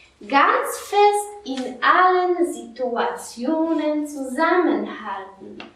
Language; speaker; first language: German; non-native, fluent; Polish